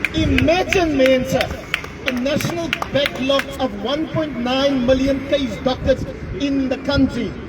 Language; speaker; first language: English; non-native, local second language; Afrikaans